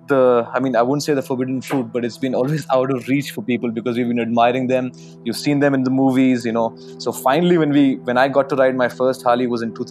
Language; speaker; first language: English; non-native, local second language; Hindi